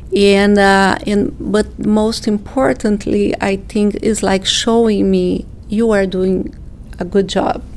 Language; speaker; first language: English; non-native, fluent; Portuguese